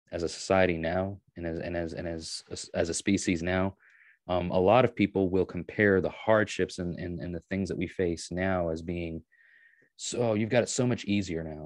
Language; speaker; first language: English; native; English